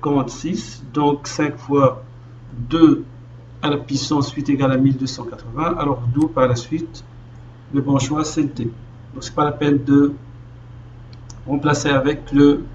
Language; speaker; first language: French; non-native, local second language; Arabic